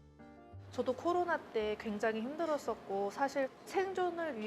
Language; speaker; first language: Korean; native; Korean